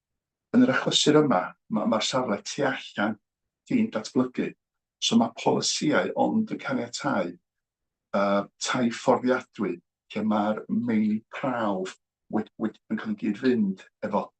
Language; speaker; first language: Welsh; native; Welsh